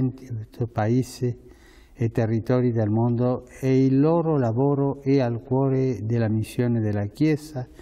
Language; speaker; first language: Italian; non-native, fluent; Spanish